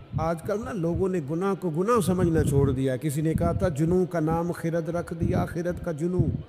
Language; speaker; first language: Urdu; non-native, local second language; Punjabi